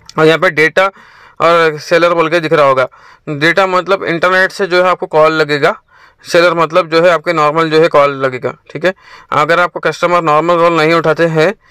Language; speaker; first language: Hindi; native; Hindi